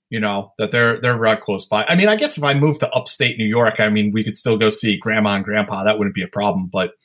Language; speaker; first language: English; native; English